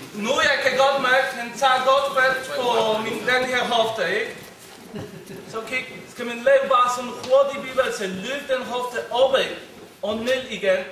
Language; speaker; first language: Danish; non-native, fluent; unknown